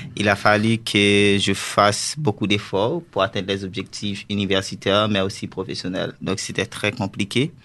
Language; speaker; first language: French; non-native, local second language; Haitian Creole